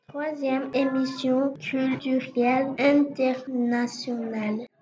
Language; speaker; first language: French; non-native, learner; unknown